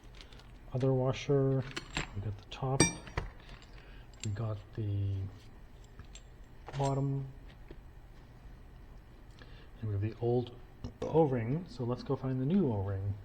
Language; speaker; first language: English; native; English